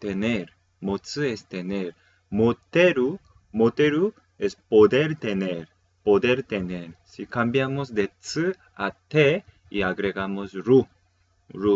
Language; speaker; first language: Spanish; non-native, fluent; Korean